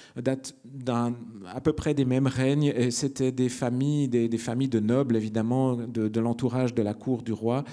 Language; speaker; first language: French; native; French